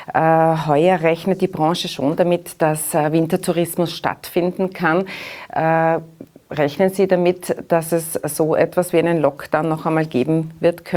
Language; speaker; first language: German; native; German